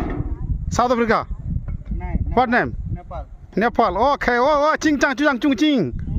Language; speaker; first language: English; non-native, learner; Odia